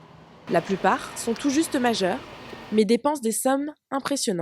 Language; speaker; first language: French; native; French